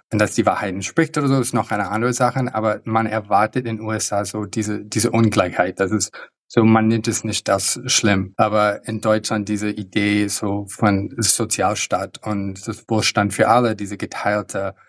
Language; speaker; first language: German; early bilingual, heritage; English